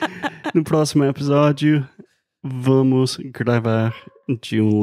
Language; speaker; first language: Portuguese; non-native, fluent; English